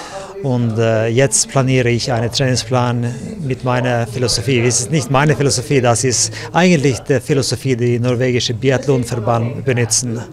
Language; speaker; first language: German; non-native, learner; Norwegian